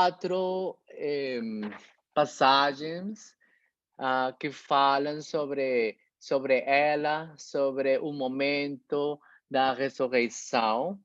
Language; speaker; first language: Portuguese; non-native, fluent; Spanish